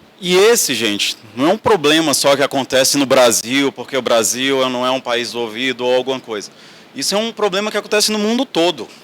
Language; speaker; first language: Portuguese; native; Portuguese